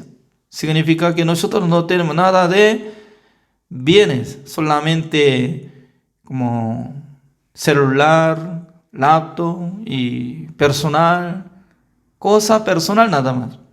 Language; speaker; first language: Spanish; non-native, learner; Korean